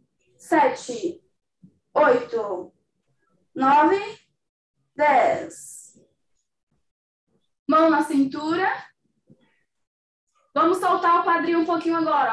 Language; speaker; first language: Portuguese; native; Portuguese